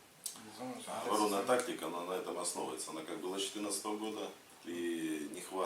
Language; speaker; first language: Russian; native; Russian